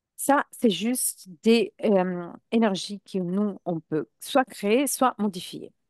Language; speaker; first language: French; non-native, fluent; Italian